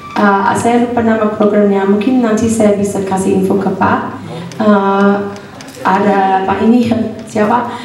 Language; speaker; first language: Indonesian; non-native, fluent; English